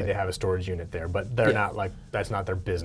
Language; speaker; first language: English; native; English